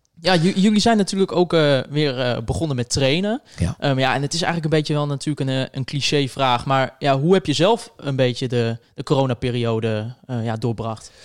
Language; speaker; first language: Dutch; native; Dutch